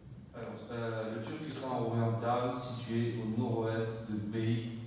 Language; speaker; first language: French; non-native, fluent; Uyghur